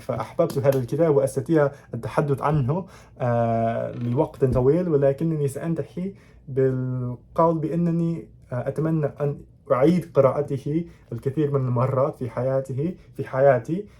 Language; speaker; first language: Arabic; non-native, fluent; English